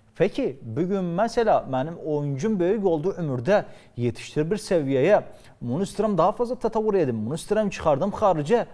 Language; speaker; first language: Turkish; native; Turkish